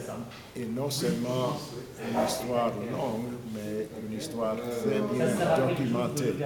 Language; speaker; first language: French; non-native, fluent; English